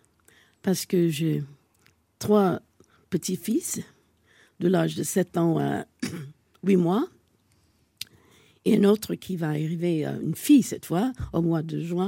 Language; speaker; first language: French; non-native, fluent; English